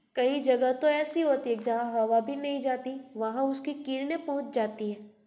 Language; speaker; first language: Hindi; non-native, local second language; Gujarati